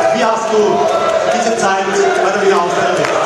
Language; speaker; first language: German; native; German